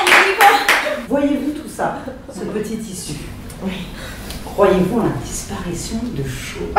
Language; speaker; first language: French; native; French